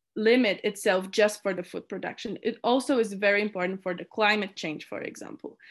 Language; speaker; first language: English; non-native, fluent; Polish